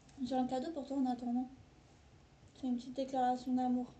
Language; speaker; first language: French; native; French